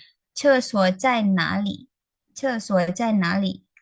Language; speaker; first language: Chinese; non-native, fluent; Indonesian